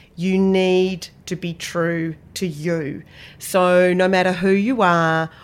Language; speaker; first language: English; native; English